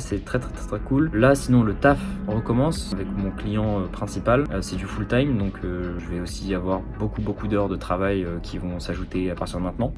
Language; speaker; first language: French; native; French